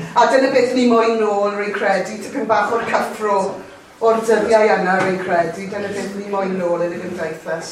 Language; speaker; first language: Welsh; non-native, local second language; English